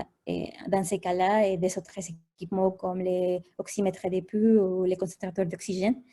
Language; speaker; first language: French; non-native, fluent; Spanish